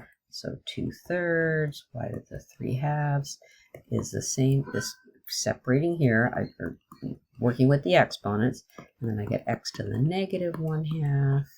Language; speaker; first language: English; native; English